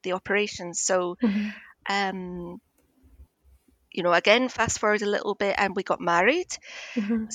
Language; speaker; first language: English; native; English